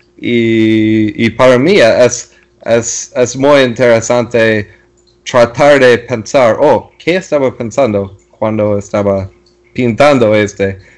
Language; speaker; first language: Spanish; non-native, learner; English